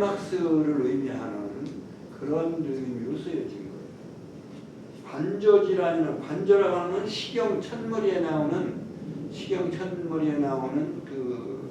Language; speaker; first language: Korean; native; Korean